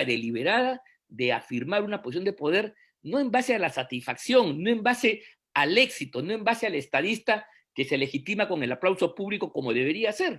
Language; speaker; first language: Spanish; native; Spanish